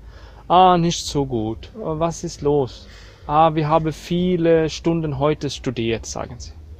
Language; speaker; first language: German; non-native, learner; Swedish